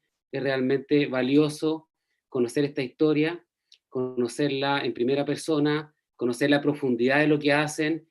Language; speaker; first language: Spanish; native; Spanish